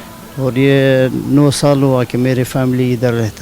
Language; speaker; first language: Hindi; non-native, learner; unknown